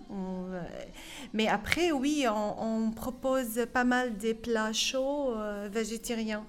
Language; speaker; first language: French; non-native, fluent; Arabic